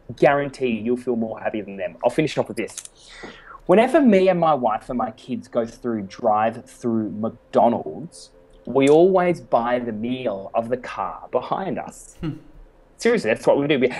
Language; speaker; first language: English; native; English